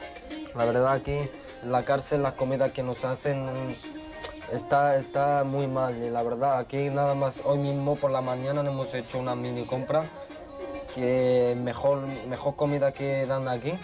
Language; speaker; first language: Spanish; early bilingual, other home language; Arabic